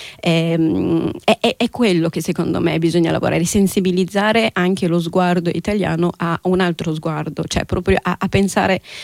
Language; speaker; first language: Italian; early bilingual, other home language; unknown